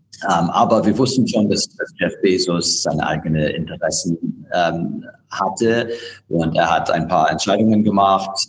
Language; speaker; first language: German; non-native, fluent; English